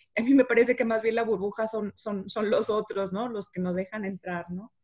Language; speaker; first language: Spanish; native; Spanish